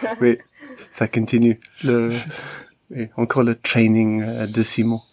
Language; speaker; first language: French; non-native, learner; English